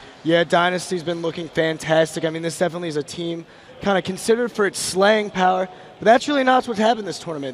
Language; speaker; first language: English; native; English